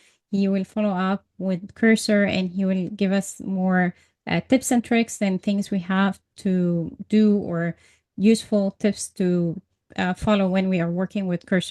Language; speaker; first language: English; non-native, fluent; Arabic